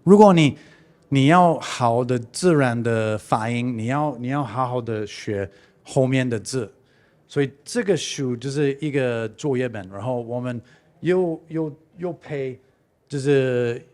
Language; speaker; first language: Chinese; non-native, fluent; English